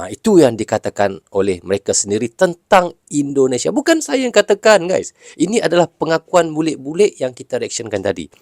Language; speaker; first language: Malay; native; Malay